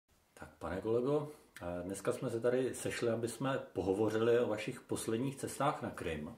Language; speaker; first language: Czech; native; Czech